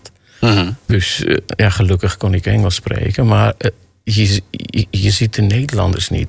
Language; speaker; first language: Dutch; non-native, fluent; Armenian